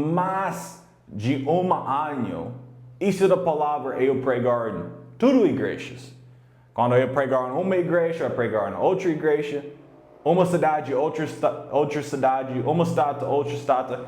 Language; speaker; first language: Portuguese; non-native, learner; English